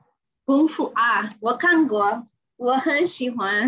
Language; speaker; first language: Chinese; non-native, learner; English